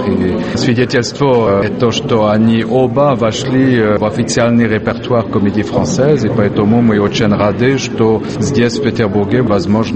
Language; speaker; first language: Russian; non-native, fluent; French